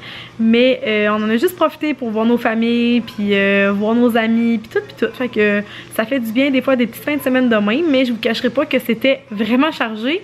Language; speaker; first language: French; native; French